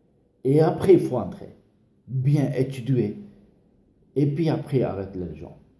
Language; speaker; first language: French; non-native, learner; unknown